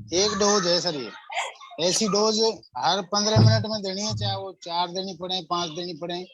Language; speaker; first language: Hindi; native; Hindi